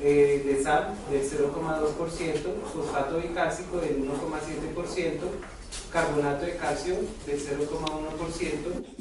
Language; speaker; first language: Spanish; native; Spanish